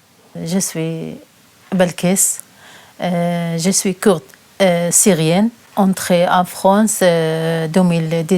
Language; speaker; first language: French; non-native, learner; Kurdish